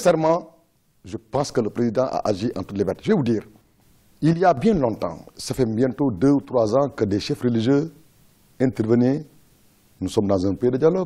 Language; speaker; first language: French; non-native, local second language; Wolof